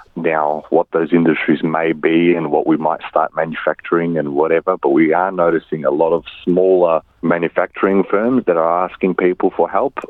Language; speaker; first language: English; early bilingual, other home language; Macedonian